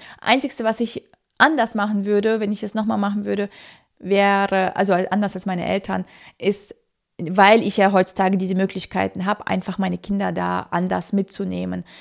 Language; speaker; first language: German; early bilingual, other home language; Russian